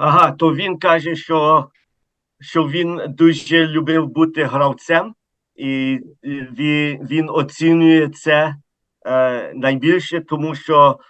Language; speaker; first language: Ukrainian; early bilingual, heritage; Ukrainian